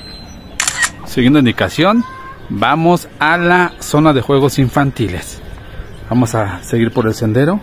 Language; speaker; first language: Spanish; native; Spanish